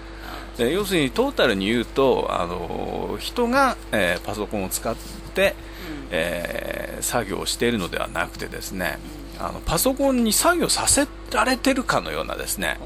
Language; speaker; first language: Japanese; native; Japanese